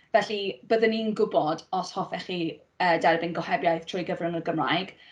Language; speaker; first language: Welsh; non-native, local second language; English